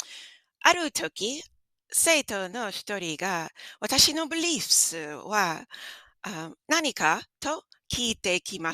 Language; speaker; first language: Japanese; non-native, fluent; English